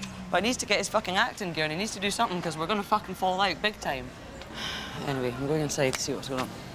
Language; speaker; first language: English; native; English